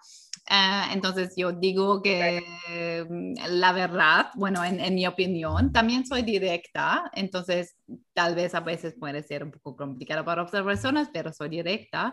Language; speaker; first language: Spanish; non-native, fluent; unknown